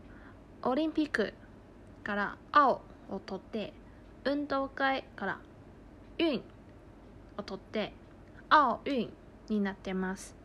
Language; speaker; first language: Japanese; non-native, fluent; Chinese